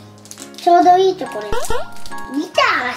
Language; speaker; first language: Japanese; native; Japanese